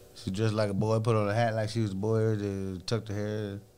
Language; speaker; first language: English; native; English